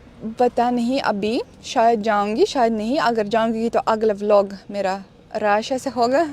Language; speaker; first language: Hindi; non-native, fluent; Russian